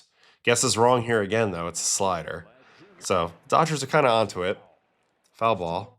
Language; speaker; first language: English; native; English